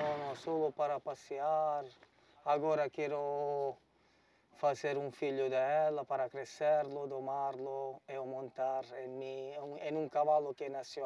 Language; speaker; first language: Portuguese; non-native, learner; Italian